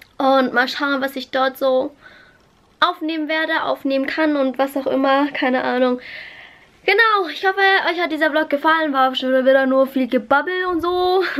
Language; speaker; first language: German; early bilingual, other home language; Vietnamese